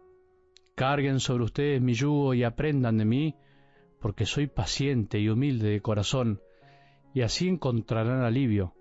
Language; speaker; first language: Spanish; native; Spanish